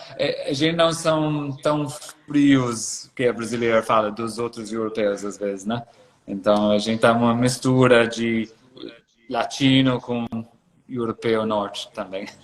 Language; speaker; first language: Portuguese; non-native, fluent; English